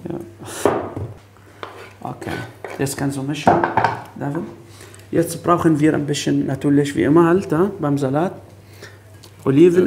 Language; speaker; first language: German; non-native, fluent; Arabic